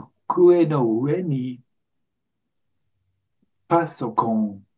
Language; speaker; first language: Japanese; non-native, learner; English